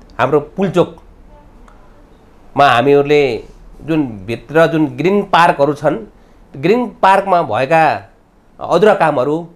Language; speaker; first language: Nepali; native; Nepali